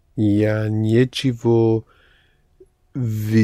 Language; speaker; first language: Russian; non-native, learner; English